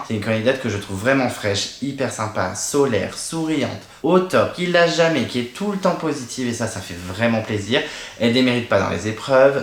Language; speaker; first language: French; native; French